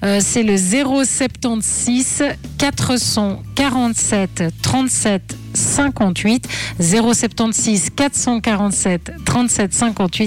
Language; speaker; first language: French; early bilingual, other home language; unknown